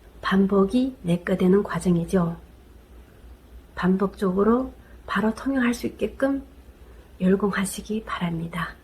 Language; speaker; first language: Korean; non-native, fluent; Chinese